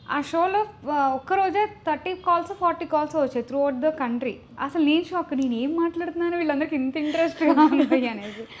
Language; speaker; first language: Telugu; native; Telugu